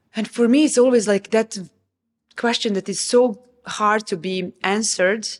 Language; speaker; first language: English; non-native, fluent; Serbian